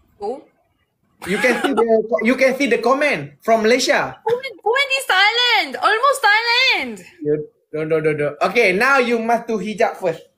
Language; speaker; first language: English; non-native, learner; Malay